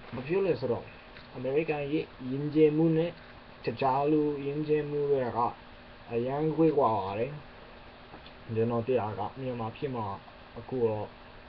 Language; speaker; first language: Burmese; non-native, learner; English